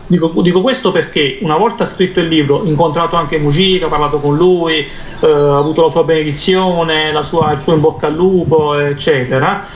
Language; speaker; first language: Italian; native; Italian